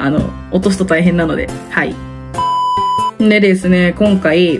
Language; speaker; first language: Japanese; native; Japanese